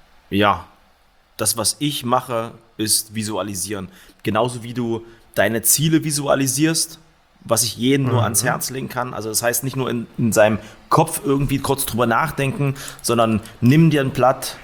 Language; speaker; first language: German; native; German